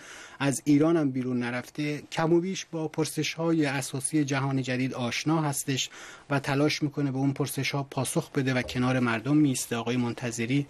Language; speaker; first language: Persian; native; Persian